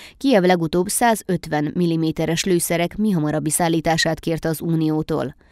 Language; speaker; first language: Hungarian; native; Hungarian